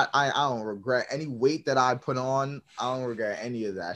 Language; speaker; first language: English; native; English